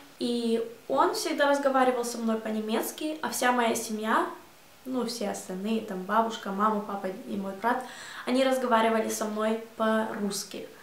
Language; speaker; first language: Russian; early bilingual, heritage; Russian